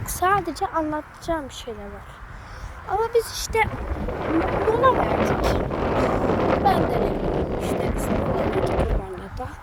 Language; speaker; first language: Turkish; early bilingual, heritage; Turkish